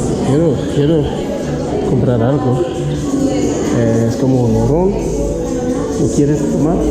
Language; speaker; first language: Spanish; non-native, learner; Haitian Creole